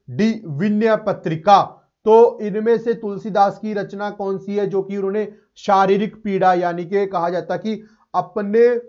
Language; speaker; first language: Hindi; non-native, local second language; Punjabi